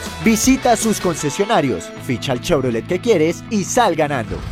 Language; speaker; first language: Spanish; native; Spanish